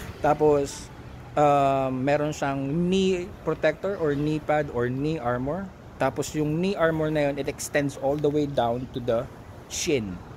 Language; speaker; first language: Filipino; native; Filipino